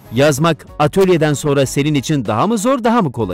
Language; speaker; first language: Turkish; native; Turkish